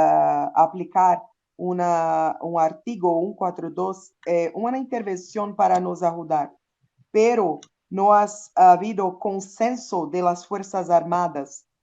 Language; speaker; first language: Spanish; non-native, learner; Portuguese